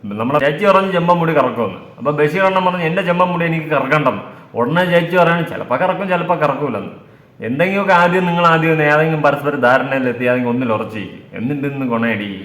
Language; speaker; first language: Malayalam; native; Malayalam